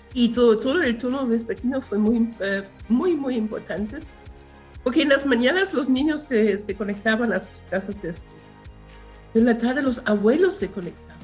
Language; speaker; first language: Spanish; non-native, fluent; German